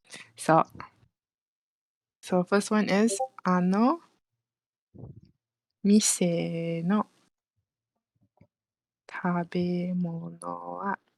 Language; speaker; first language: Japanese; non-native, fluent; Malay